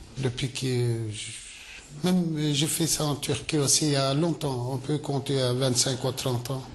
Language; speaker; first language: French; non-native, learner; Turkish